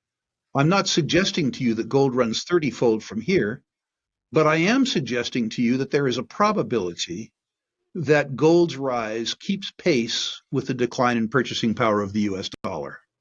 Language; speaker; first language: English; native; English